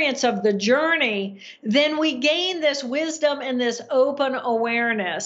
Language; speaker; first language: English; native; English